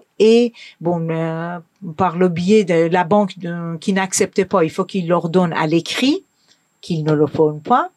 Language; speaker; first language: French; non-native, fluent; Persian